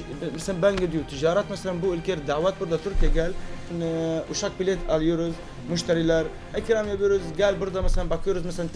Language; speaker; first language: Turkish; non-native, learner; Arabic